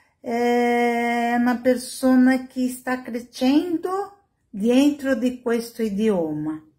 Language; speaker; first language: Italian; non-native, learner; Portuguese